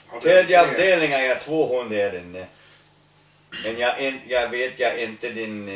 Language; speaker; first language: Swedish; non-native, learner; English